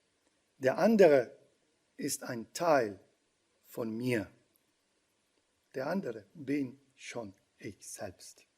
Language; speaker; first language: German; non-native, fluent; Italian